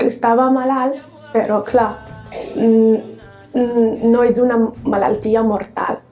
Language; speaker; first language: Catalan; non-native, fluent; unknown